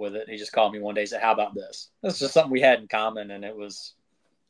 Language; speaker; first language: English; native; English